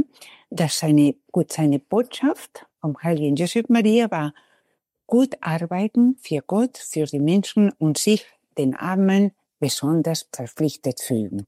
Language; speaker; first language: German; non-native, fluent; Spanish